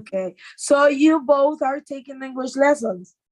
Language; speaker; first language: English; non-native, fluent; Spanish